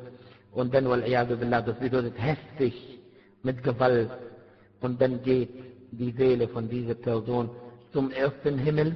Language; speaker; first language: German; non-native, fluent; Arabic